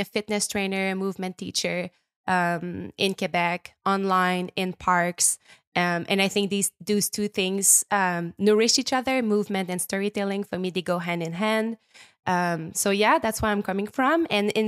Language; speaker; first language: English; non-native, fluent; French